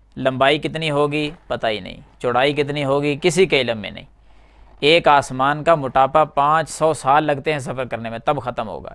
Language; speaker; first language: Urdu; native; Urdu